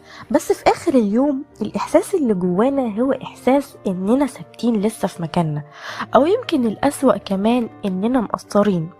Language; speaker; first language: Arabic; native; Arabic